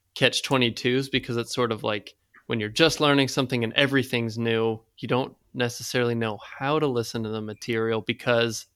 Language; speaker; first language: English; native; English